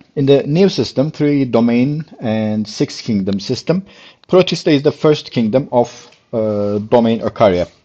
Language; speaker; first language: English; non-native, fluent; Turkish